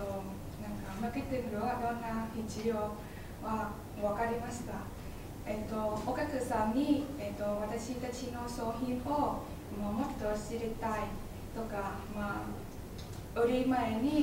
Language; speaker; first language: Japanese; non-native, learner; Vietnamese